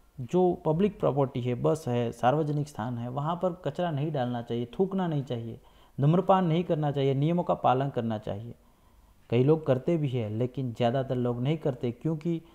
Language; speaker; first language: Hindi; non-native, local second language; Gujarati